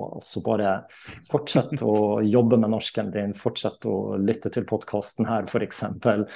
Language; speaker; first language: Norwegian; non-native, fluent; German